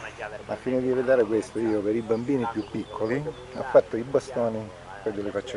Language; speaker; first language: Italian; native; Italian